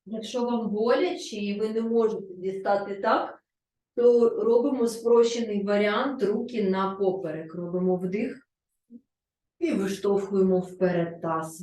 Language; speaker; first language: Ukrainian; non-native, local second language; Russian